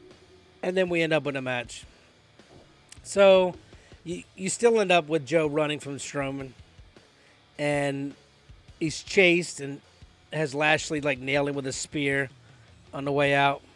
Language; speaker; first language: English; native; English